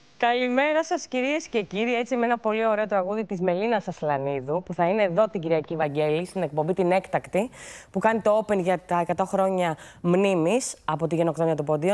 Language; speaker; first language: Greek; native; Greek